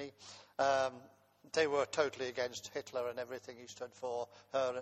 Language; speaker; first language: English; native; English